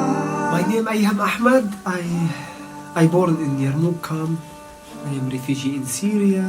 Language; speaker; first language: English; non-native, learner; Arabic